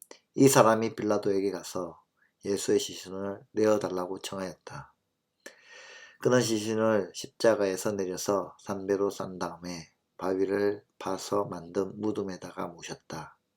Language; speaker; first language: Korean; native; Korean